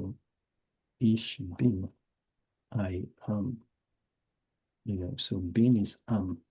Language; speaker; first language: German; non-native, fluent; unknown